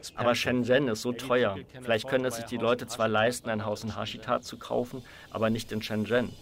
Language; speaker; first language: German; native; German